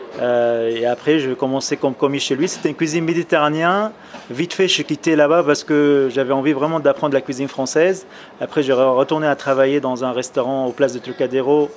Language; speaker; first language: French; non-native, fluent; Arabic